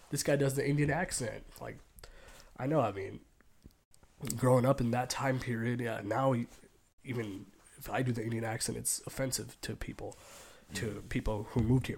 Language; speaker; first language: English; native; English